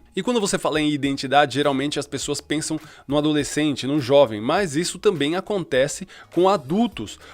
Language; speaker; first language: Portuguese; early bilingual, other home language; Spanish